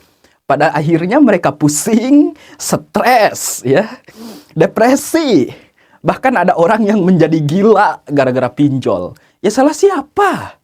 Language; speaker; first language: Indonesian; native; Indonesian